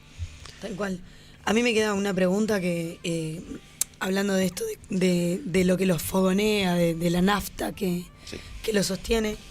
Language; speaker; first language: Spanish; native; Spanish